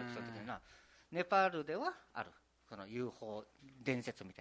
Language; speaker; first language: Japanese; native; Japanese